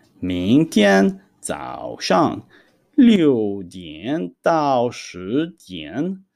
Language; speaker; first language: Chinese; non-native, fluent; Hebrew